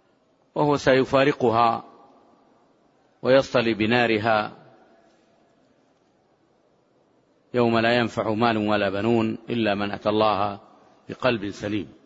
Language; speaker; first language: Arabic; native; Arabic